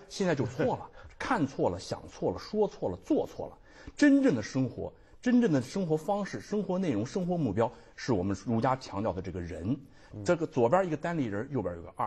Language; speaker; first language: Chinese; native; Chinese